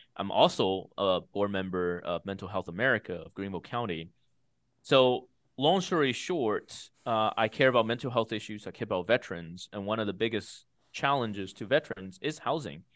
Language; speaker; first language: English; early bilingual, other home language; Chinese